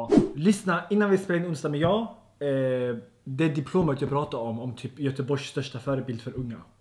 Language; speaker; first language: Swedish; native; Swedish